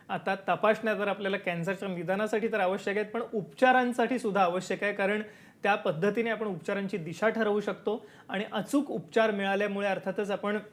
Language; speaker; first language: Marathi; native; Marathi